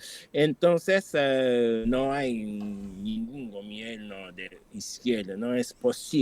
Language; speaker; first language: Spanish; non-native, fluent; Japanese